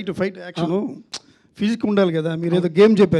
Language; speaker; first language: Telugu; native; Telugu